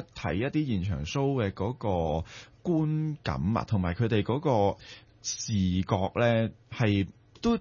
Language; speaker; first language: Cantonese; native; Cantonese